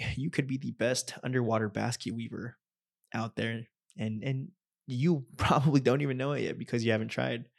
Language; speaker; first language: English; native; English